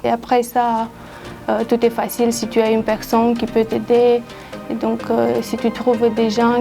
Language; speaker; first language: French; non-native, fluent; Romanian